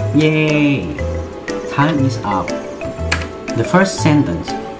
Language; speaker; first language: English; non-native, fluent; Indonesian